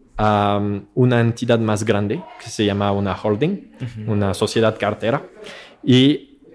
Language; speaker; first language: Spanish; non-native, fluent; French